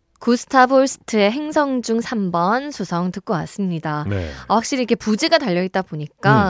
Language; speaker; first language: Korean; native; Korean